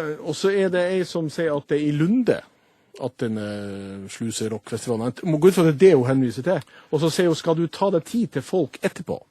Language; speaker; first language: Norwegian; native; Norwegian